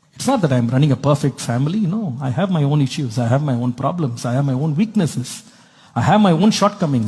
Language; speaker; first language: English; non-native, local second language; Tamil